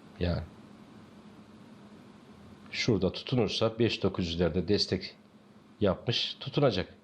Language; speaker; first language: Turkish; native; Turkish